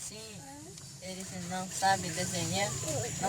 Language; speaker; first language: Portuguese; non-native, local second language; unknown